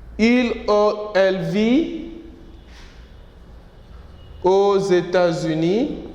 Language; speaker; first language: French; non-native, fluent; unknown